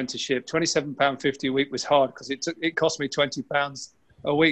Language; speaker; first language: English; native; English